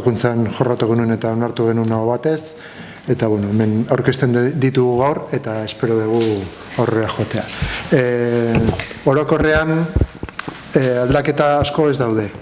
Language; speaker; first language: Basque; non-native, local second language; Spanish